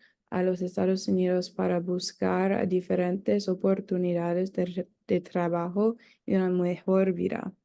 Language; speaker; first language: Spanish; non-native, learner; English